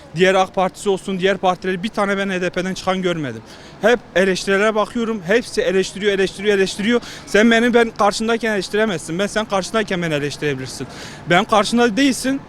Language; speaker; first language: Turkish; native; Turkish